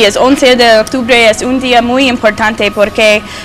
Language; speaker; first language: Spanish; non-native, learner; English